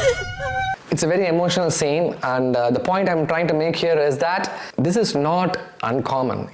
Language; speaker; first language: English; non-native, local second language; Tamil